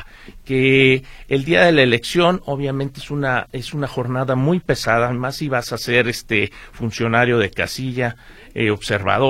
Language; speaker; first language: Spanish; native; Spanish